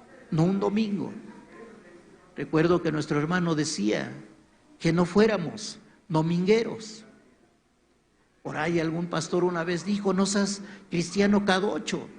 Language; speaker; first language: Spanish; native; Spanish